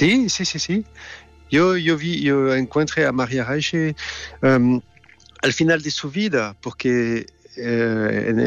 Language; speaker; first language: Spanish; non-native, learner; French